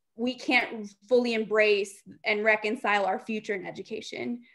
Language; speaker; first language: English; native; English